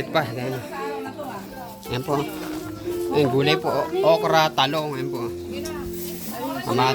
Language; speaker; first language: Filipino; native; Filipino